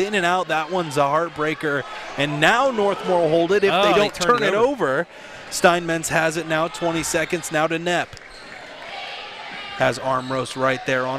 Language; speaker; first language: English; native; English